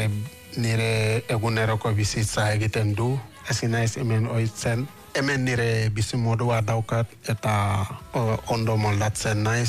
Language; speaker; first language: Basque; non-native, fluent; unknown